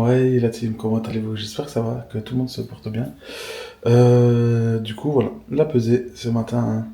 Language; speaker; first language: French; native; French